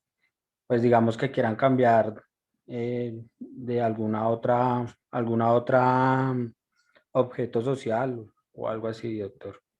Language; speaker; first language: Spanish; native; Spanish